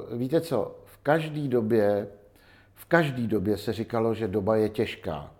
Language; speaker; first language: Czech; native; Czech